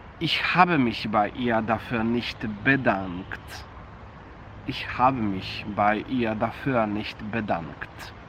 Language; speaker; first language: German; non-native, fluent; Polish